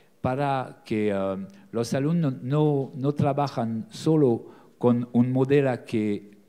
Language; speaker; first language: Spanish; non-native, learner; French